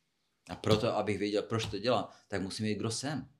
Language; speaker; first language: Czech; non-native, fluent; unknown